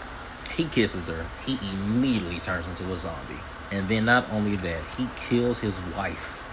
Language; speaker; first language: English; native; English